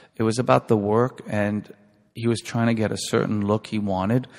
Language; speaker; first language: English; native; English